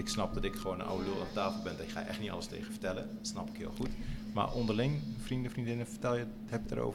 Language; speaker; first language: Dutch; native; Dutch